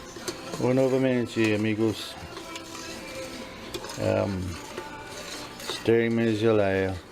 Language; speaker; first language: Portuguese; non-native, learner; English